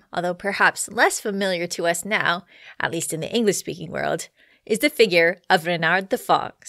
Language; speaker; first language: English; native; English